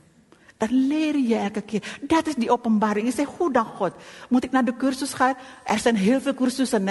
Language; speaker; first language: Dutch; non-native, fluent; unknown